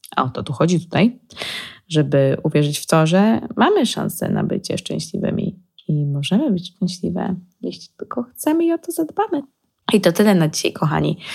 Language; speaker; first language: Polish; early bilingual, heritage; Polish